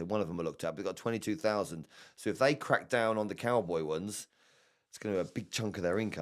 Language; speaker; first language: English; native; English